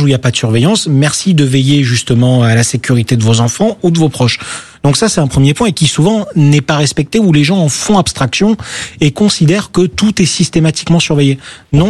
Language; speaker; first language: French; native; French